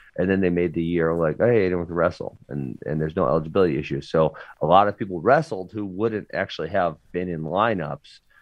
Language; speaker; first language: English; native; English